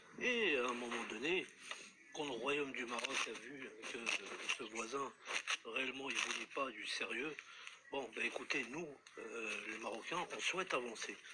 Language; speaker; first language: French; non-native, local second language; Arabic